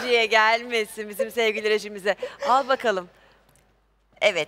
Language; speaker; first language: Turkish; native; Turkish